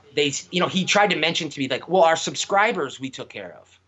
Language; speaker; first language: English; native; English